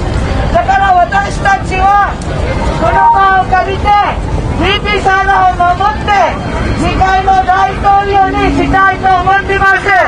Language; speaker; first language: Japanese; non-native, fluent; Filipino